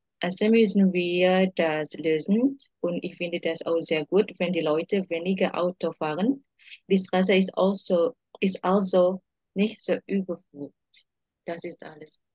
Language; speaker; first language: German; non-native, learner; Indonesian